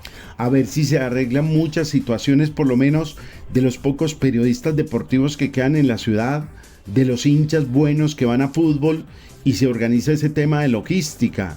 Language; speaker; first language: Spanish; native; Spanish